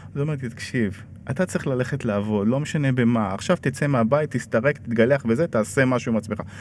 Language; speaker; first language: Hebrew; native; Hebrew